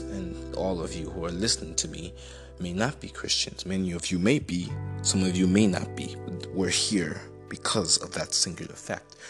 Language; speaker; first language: English; non-native, local second language; Igbo